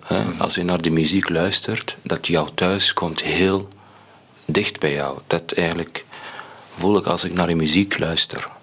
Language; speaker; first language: Dutch; non-native, learner; Arabic